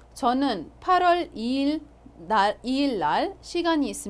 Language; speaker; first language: Korean; non-native, fluent; Arabic